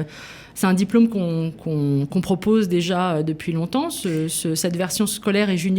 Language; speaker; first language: French; native; French